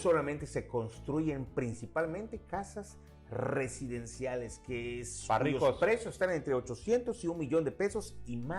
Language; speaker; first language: Spanish; native; Spanish